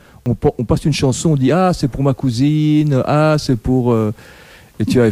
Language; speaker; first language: French; native; French